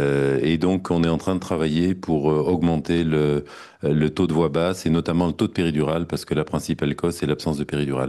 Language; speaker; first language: French; native; French